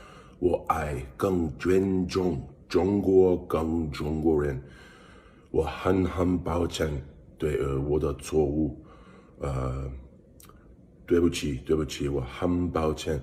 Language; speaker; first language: Chinese; non-native, learner; English